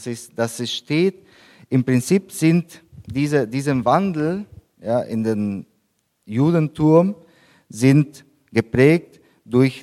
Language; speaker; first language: German; non-native, fluent; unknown